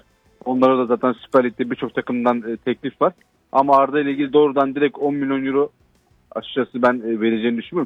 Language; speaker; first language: Turkish; native; Turkish